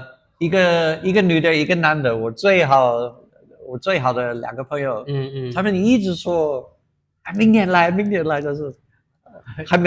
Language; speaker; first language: Chinese; non-native, fluent; English